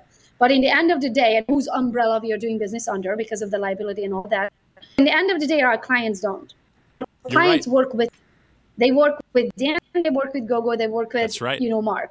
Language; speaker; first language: English; non-native, fluent; Romanian